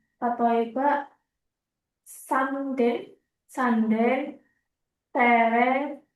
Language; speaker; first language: Japanese; non-native, learner; Indonesian